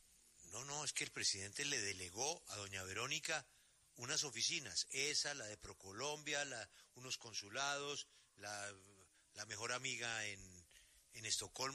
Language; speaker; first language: Spanish; native; Spanish